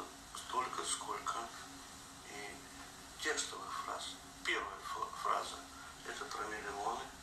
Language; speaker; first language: Russian; native; Russian